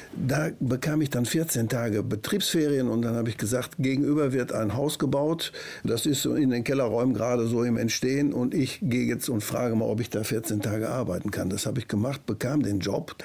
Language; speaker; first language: German; native; German